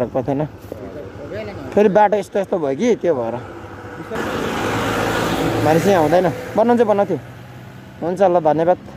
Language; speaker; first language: Hindi; non-native, learner; Nepali